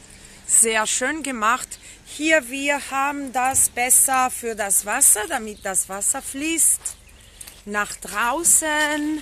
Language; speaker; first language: German; non-native, learner; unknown